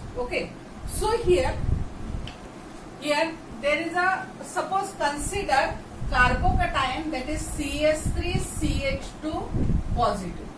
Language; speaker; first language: English; non-native, local second language; Marathi